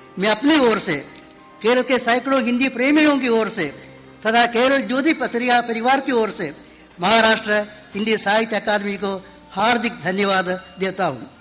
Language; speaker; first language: Hindi; non-native, local second language; Malayalam